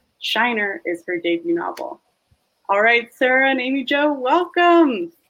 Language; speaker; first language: English; native; English